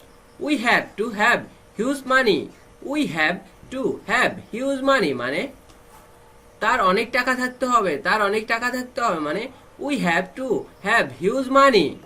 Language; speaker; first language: English; non-native, fluent; Bangla